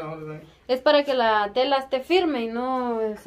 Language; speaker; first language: Spanish; native; Spanish